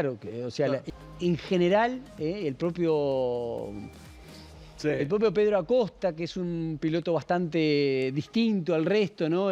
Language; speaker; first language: Spanish; native; Spanish